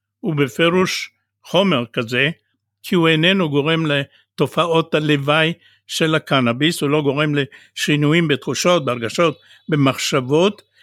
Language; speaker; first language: Hebrew; non-native, fluent; Bulgarian